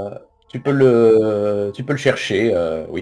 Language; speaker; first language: French; native; French